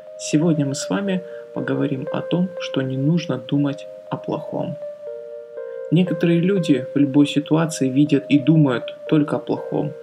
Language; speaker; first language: Russian; native; Russian